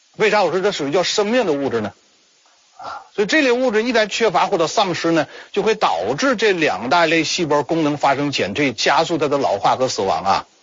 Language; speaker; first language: Chinese; native; Chinese